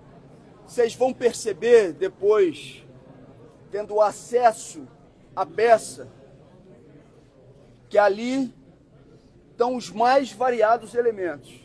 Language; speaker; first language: Portuguese; native; Portuguese